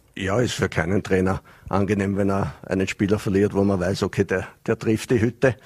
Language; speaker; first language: German; native; German